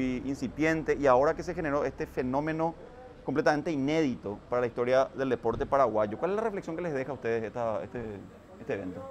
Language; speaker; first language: Spanish; native; Spanish